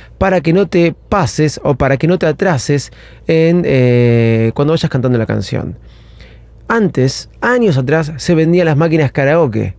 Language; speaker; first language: Spanish; native; Spanish